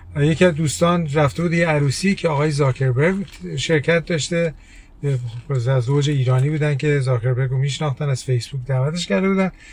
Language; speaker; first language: Persian; early bilingual, heritage; Persian